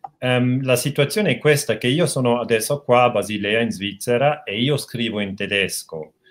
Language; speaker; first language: Italian; non-native, local second language; German